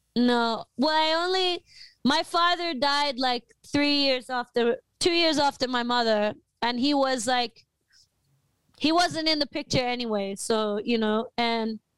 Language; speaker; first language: English; native; English